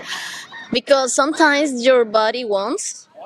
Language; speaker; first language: English; non-native, learner; Spanish